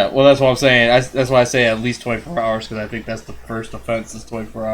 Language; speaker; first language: English; native; English